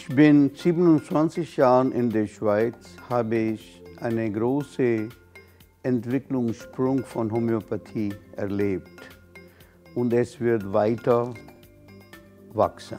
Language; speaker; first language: German; non-native, fluent; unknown